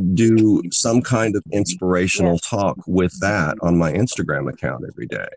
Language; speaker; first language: English; native; English